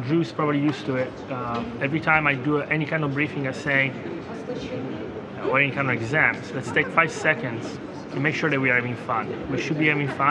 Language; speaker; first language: English; non-native, fluent; Italian